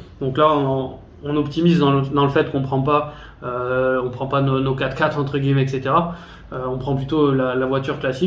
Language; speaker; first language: French; native; French